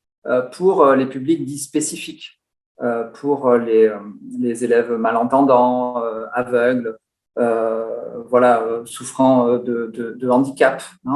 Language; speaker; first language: French; native; French